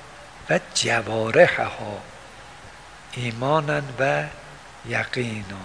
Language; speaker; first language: Persian; native; Persian